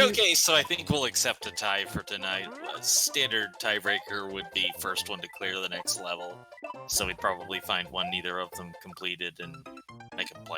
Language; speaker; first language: English; native; English